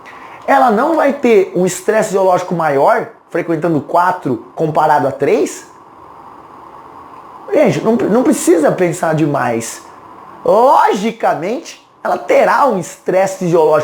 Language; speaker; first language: Portuguese; native; Portuguese